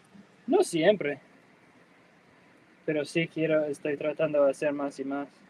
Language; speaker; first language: Spanish; non-native, learner; English